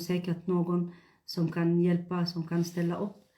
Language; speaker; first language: Swedish; non-native, fluent; Tigrinya